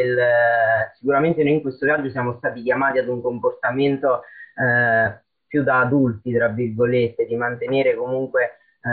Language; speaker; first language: Italian; native; Italian